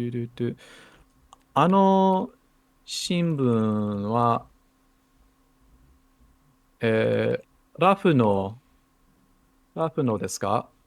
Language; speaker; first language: Japanese; non-native, learner; English